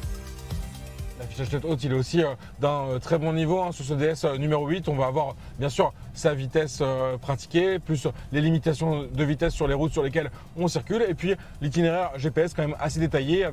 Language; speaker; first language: French; native; French